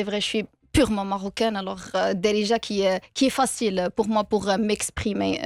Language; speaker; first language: French; non-native, local second language; Arabic